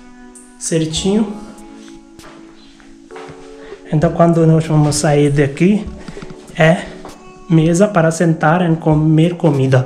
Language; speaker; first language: Portuguese; non-native, learner; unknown